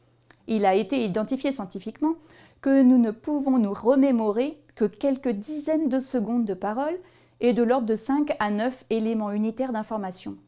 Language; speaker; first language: French; native; French